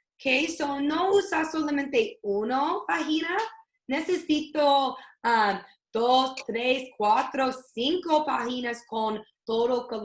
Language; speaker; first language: Spanish; non-native, learner; English